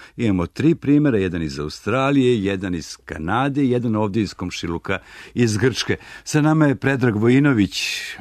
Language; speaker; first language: Serbian; native; Serbian